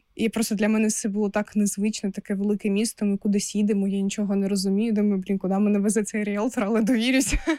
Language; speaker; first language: Ukrainian; non-native, local second language; Russian